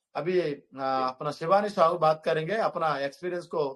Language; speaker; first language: Hindi; non-native, local second language; Telugu